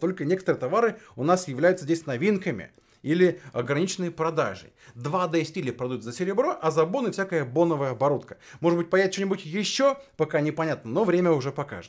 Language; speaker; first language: Russian; native; Russian